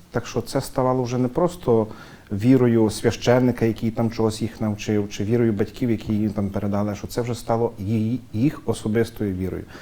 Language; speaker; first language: Ukrainian; native; Ukrainian